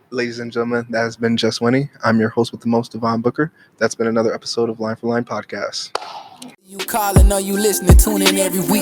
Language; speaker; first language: English; native; English